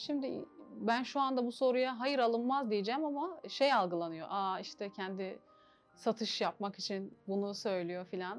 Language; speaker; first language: Turkish; native; Turkish